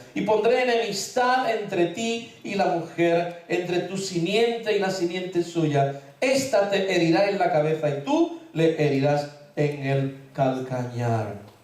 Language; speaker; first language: Spanish; native; Spanish